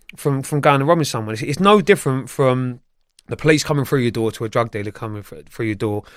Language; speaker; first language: English; native; English